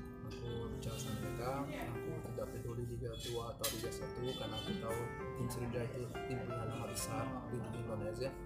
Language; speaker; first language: Indonesian; non-native, fluent; Portuguese